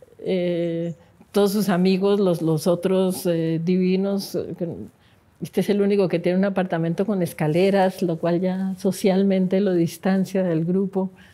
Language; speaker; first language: Spanish; native; Spanish